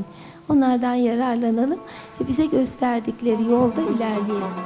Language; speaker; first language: Turkish; native; Turkish